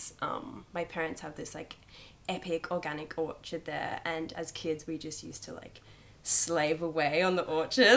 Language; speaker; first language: English; native; English